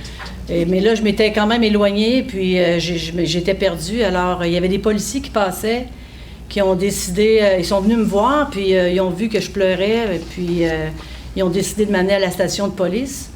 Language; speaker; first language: French; native; French